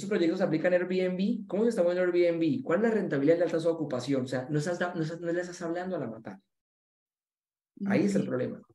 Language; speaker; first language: Spanish; native; Spanish